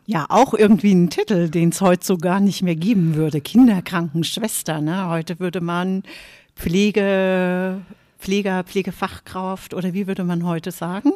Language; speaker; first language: German; native; German